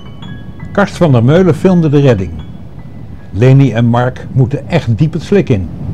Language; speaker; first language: Dutch; native; Dutch